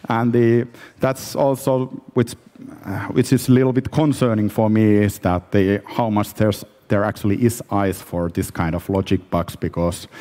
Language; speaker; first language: English; non-native, fluent; Finnish